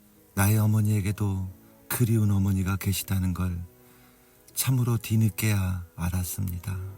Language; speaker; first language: Korean; native; Korean